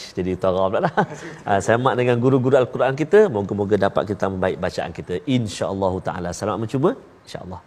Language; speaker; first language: Malay; native; Malay